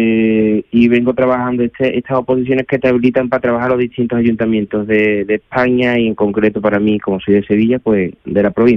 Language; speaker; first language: Spanish; native; Spanish